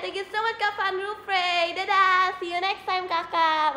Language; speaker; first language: English; native; English